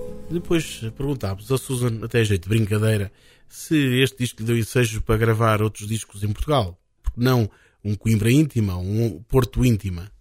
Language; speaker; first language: Portuguese; native; Portuguese